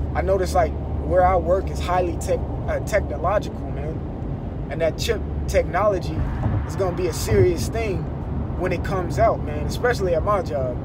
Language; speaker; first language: English; native; English